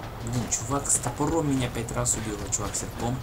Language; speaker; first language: Russian; native; Russian